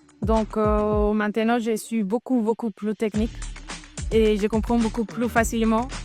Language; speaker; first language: French; non-native, fluent; Spanish